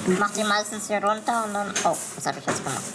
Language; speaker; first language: German; native; German